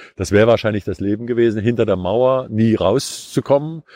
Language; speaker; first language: German; native; German